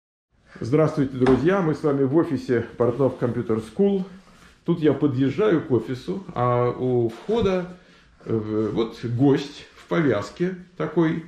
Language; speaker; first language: Russian; native; Russian